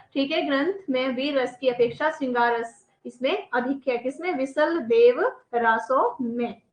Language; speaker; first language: Hindi; native; Hindi